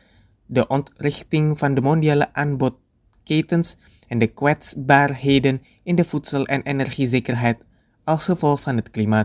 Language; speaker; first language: Dutch; non-native, fluent; Indonesian